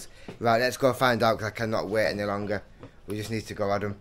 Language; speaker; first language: English; native; English